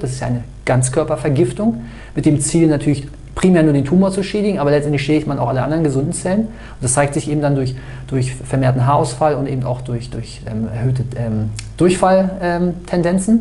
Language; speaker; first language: German; native; German